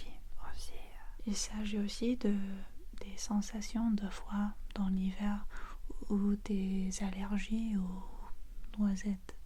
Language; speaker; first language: French; non-native, fluent; English